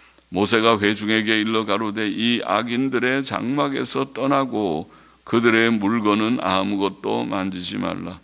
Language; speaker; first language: Korean; native; Korean